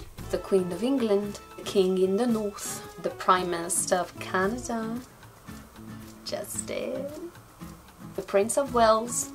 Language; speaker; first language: English; non-native, fluent; French